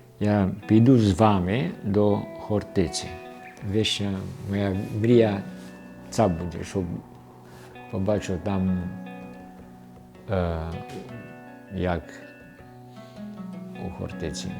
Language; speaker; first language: Ukrainian; early bilingual, heritage; Ukrainian